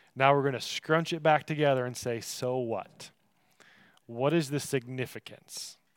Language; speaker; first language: English; native; English